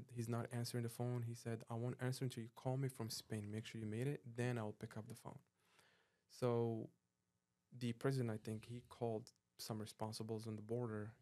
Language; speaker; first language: English; non-native, fluent; Arabic